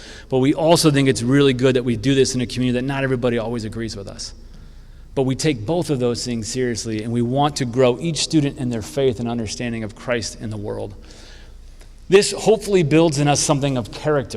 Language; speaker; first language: English; native; English